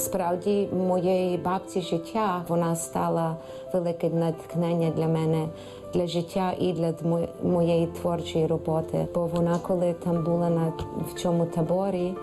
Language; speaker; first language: Ukrainian; early bilingual, heritage; Ukrainian